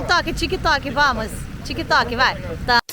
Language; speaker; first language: Portuguese; native; Portuguese